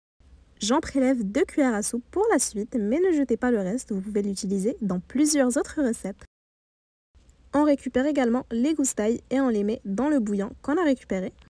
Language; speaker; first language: French; native; French